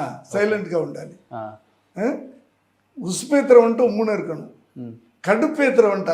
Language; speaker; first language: Telugu; non-native, learner; Tamil